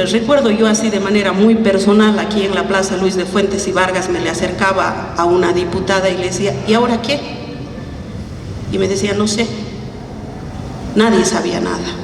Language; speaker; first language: Spanish; native; Spanish